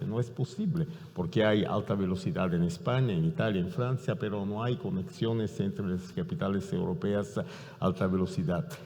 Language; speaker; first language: Spanish; non-native, fluent; Italian